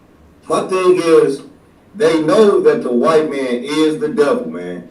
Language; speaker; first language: English; native; English